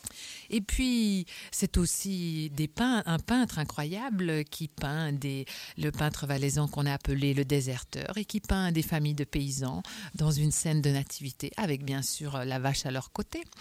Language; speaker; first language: French; native; French